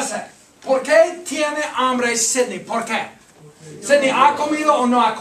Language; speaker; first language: Spanish; non-native, fluent; English